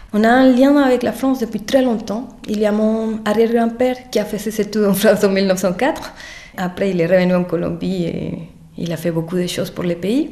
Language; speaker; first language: French; non-native, fluent; Spanish